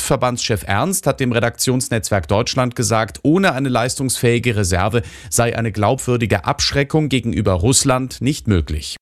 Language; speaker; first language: German; native; German